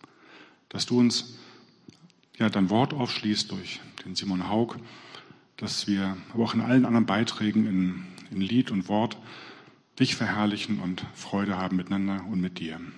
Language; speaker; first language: German; native; German